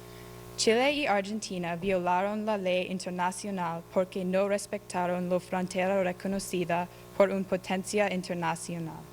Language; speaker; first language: Spanish; non-native, learner; English